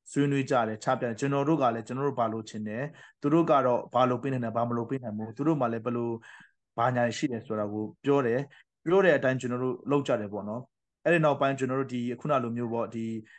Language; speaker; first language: Burmese; non-native, local second language; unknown